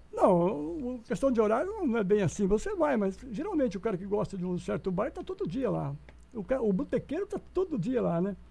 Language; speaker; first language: Portuguese; native; Portuguese